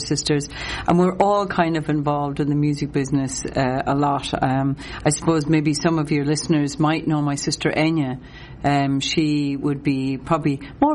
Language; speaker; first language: English; non-native, local second language; Irish